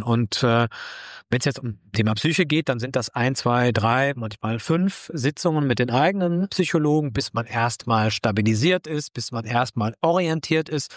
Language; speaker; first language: German; native; German